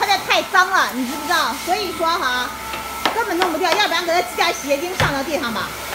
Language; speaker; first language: Chinese; native; Chinese